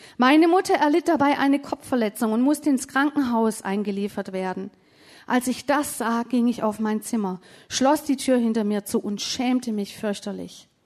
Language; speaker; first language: German; native; German